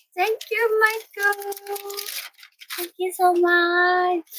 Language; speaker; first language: English; non-native, learner; Japanese